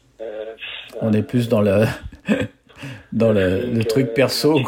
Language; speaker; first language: French; native; French